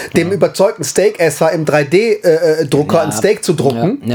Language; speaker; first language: German; early bilingual, other home language; French